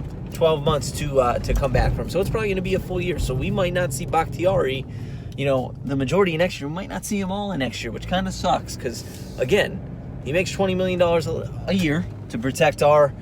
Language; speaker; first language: English; native; English